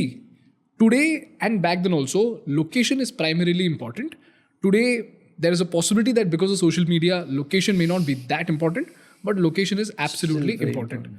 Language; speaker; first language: English; non-native, local second language; Hindi